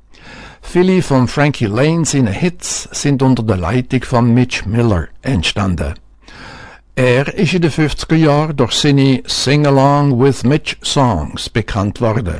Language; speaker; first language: German; native; German